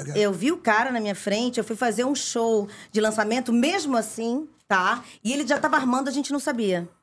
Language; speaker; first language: Portuguese; early bilingual, other home language; Italian